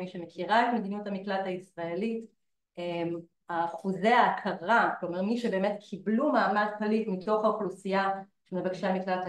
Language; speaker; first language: Hebrew; native; Hebrew